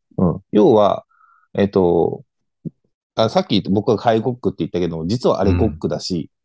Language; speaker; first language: Japanese; native; Japanese